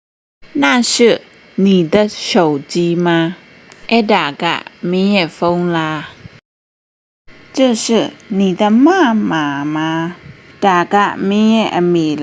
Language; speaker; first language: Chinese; non-native, fluent; Burmese